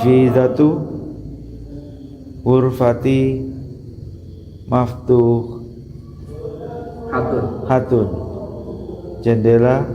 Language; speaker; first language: Arabic; non-native, learner; Indonesian